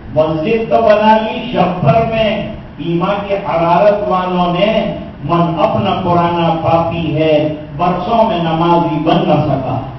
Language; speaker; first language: Urdu; non-native, local second language; Gujarati